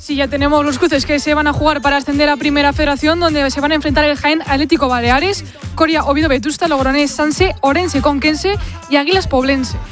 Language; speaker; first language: Spanish; native; Spanish